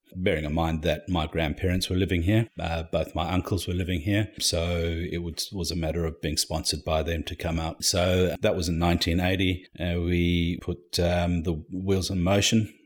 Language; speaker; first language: English; native; English